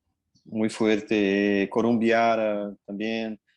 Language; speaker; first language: Spanish; non-native, fluent; Portuguese